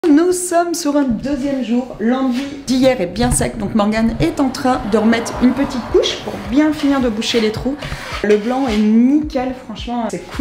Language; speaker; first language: French; native; French